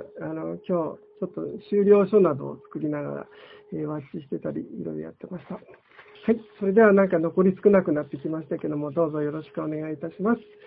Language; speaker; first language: Japanese; native; Japanese